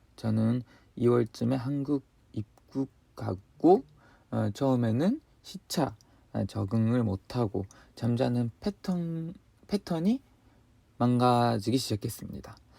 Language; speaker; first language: Korean; non-native, fluent; Japanese